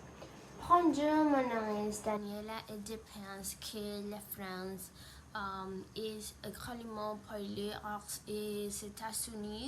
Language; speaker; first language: French; non-native, learner; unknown